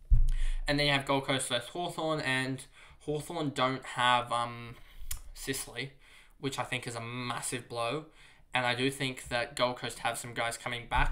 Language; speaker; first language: English; native; English